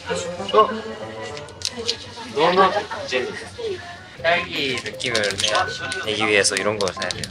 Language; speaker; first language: Korean; non-native, fluent; Japanese